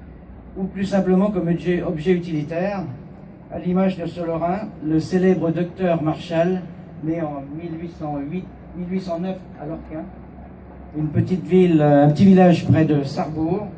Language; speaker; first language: French; native; French